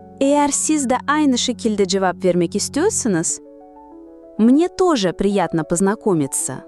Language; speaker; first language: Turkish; non-native, fluent; Russian